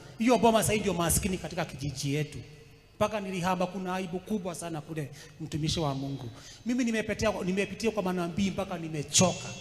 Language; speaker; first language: Swahili; non-native, local second language; Kikuyu